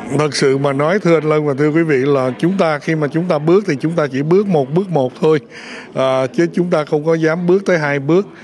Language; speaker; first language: Vietnamese; early bilingual, heritage; Vietnamese